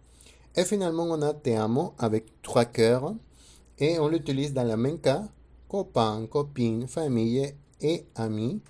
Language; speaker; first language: French; non-native, fluent; Spanish